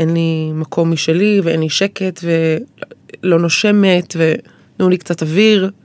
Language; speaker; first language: Hebrew; early bilingual, heritage; Hebrew